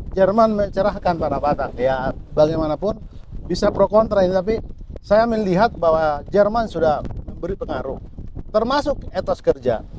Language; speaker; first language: Indonesian; native; Indonesian